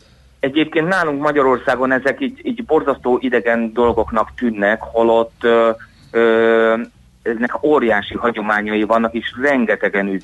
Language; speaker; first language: Hungarian; native; Hungarian